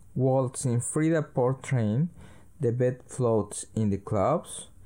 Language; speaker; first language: English; early bilingual, other home language; Spanish